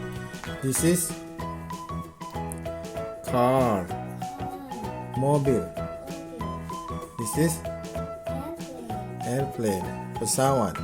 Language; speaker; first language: English; non-native, learner; Indonesian